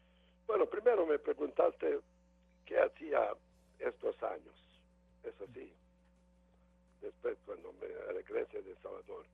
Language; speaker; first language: Spanish; non-native, learner; Serbian